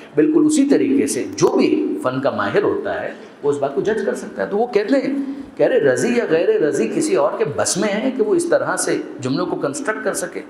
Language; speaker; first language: Urdu; non-native, local second language; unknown